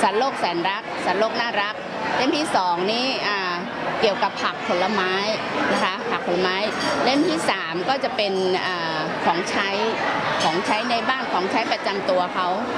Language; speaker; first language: Thai; native; Thai